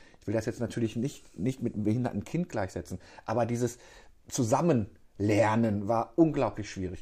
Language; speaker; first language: German; native; German